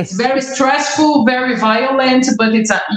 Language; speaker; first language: English; non-native, learner; Portuguese